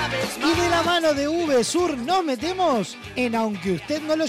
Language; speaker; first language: Spanish; native; Spanish